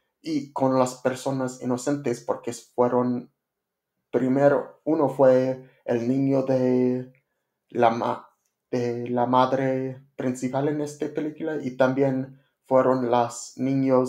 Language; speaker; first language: Spanish; non-native, learner; English